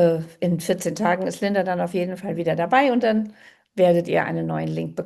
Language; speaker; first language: German; native; German